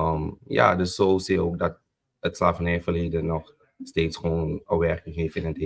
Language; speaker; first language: Dutch; native; Dutch